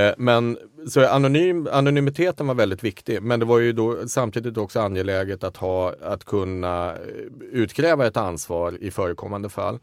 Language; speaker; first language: Swedish; native; Swedish